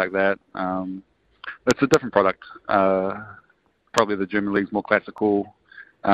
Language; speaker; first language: English; native; English